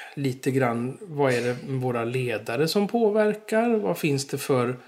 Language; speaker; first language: Swedish; native; Swedish